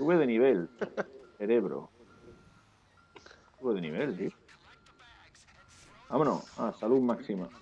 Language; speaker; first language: Spanish; native; Spanish